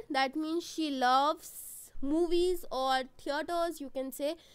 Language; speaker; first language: English; non-native, local second language; Hindi